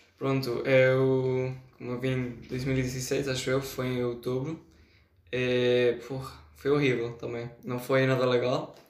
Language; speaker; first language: Portuguese; non-native, fluent; Spanish